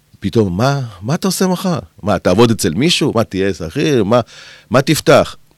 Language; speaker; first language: Hebrew; early bilingual, other home language; Spanish